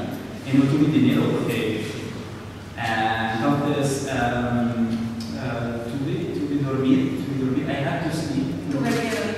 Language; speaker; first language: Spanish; non-native, learner; Arabic